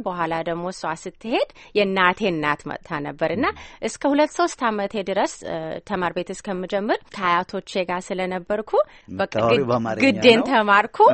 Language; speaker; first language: Amharic; early bilingual, heritage; Amharic